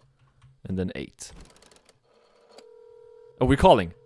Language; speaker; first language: English; native; English